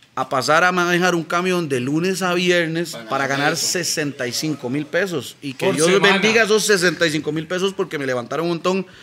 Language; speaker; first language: Spanish; native; Spanish